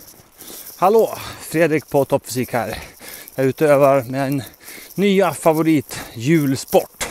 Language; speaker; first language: Swedish; native; Swedish